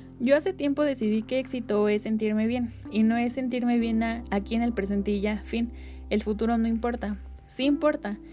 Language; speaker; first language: Spanish; native; Spanish